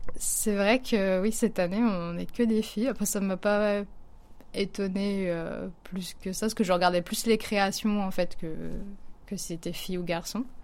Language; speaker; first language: French; native; French